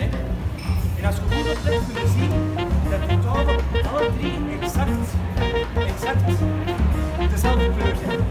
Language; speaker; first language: Dutch; native; Dutch